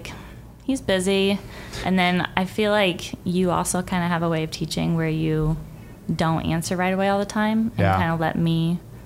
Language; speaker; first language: English; native; English